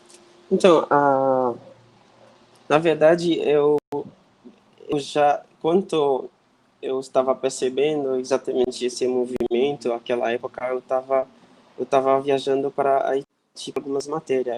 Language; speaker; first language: Portuguese; non-native, fluent; Haitian Creole